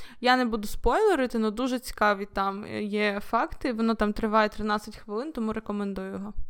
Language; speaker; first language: Ukrainian; non-native, local second language; Russian